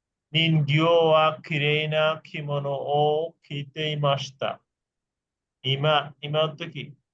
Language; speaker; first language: Japanese; non-native, fluent; Bangla